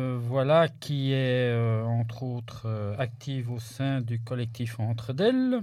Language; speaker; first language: French; native; French